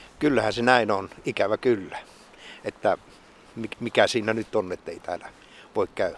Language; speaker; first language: Finnish; native; Finnish